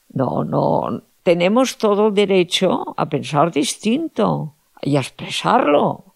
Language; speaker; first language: Spanish; non-native, local second language; Catalan